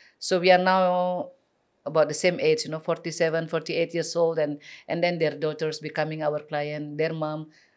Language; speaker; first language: English; non-native, fluent; Balinese